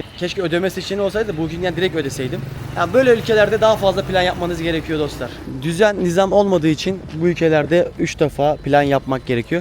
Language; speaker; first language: Turkish; native; Turkish